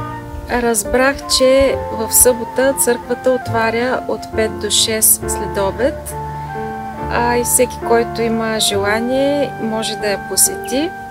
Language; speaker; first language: Bulgarian; native; Bulgarian